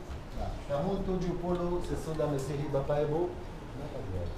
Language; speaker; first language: Indonesian; non-native, fluent; Hebrew